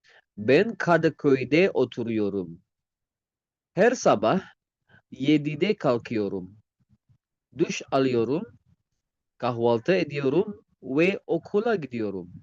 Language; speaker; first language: Turkish; non-native, fluent; Indonesian